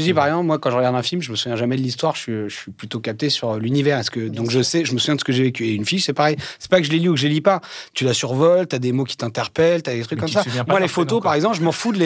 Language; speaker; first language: French; native; French